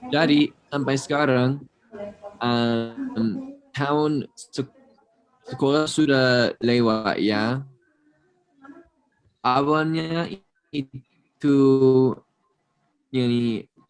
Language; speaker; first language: Indonesian; non-native, fluent; English